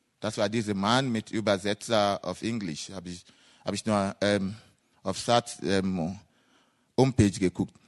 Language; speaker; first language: German; non-native, fluent; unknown